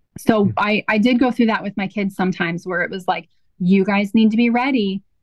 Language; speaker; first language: English; native; English